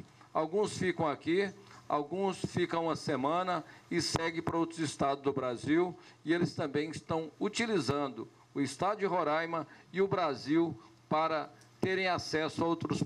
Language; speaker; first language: Portuguese; native; Portuguese